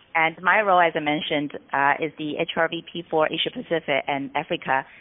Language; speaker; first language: English; non-native, fluent; Chinese